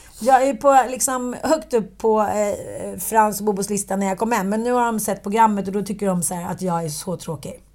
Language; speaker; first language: Swedish; native; Swedish